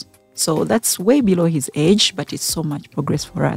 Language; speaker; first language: English; non-native, local second language; Ganda